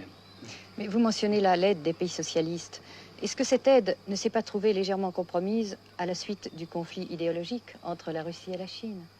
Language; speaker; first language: French; native; French